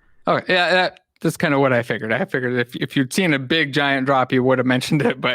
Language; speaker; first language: English; native; English